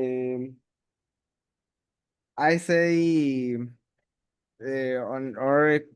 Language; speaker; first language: English; non-native, learner; Spanish